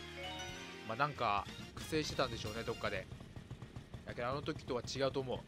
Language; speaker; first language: Japanese; native; Japanese